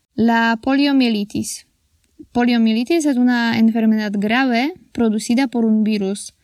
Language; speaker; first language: Spanish; non-native, fluent; Polish